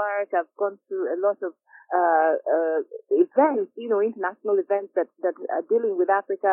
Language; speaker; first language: English; non-native, local second language; Igbo